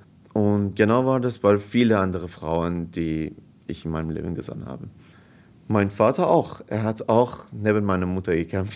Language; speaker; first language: German; non-native, fluent; Persian